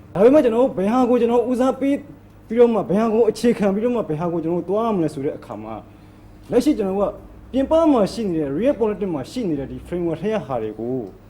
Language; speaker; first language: Burmese; native; Burmese